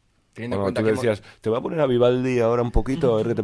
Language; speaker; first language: Spanish; native; Spanish